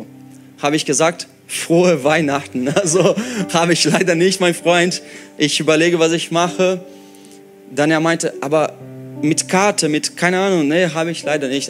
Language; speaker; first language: German; non-native, fluent; Portuguese